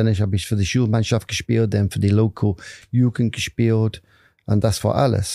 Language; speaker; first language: German; non-native, fluent; English